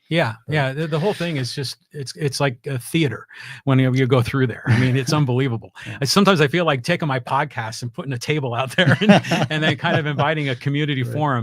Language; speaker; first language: English; native; English